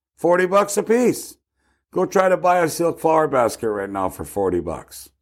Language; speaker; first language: English; native; English